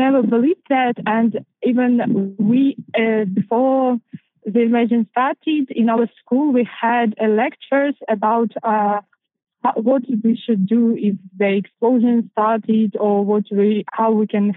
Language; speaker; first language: English; non-native, fluent; Ukrainian